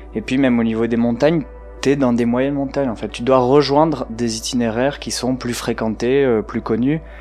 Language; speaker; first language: French; native; French